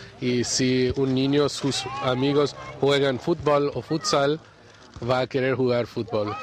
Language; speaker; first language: Spanish; non-native, fluent; English